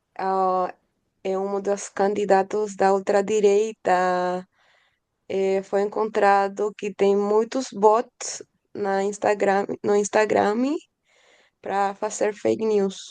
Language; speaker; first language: Portuguese; non-native, learner; Spanish